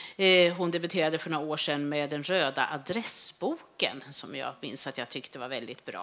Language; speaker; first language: Swedish; native; Swedish